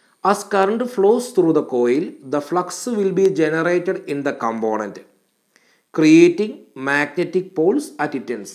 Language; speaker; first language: English; non-native, local second language; Malayalam